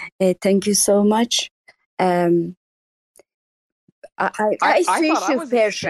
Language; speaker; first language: English; non-native, learner; Persian